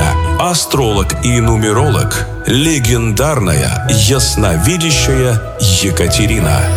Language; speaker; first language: Russian; native; Russian